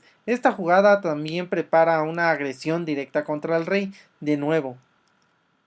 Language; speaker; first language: Spanish; native; Spanish